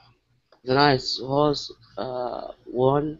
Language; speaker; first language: English; non-native, learner; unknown